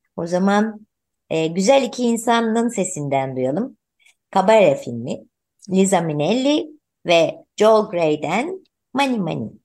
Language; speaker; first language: Turkish; native; Turkish